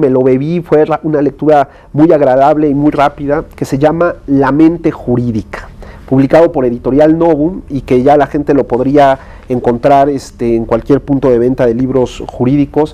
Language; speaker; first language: Spanish; native; Spanish